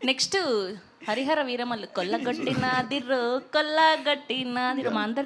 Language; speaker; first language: Telugu; native; Telugu